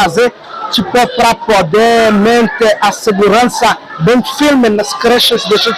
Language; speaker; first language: Portuguese; non-native, local second language; Haitian Creole